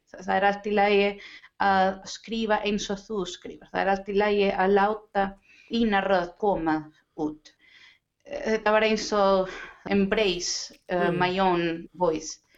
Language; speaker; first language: Icelandic; non-native, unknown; Spanish